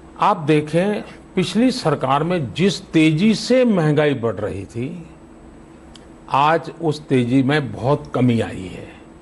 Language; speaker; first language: Hindi; non-native, local second language; Gujarati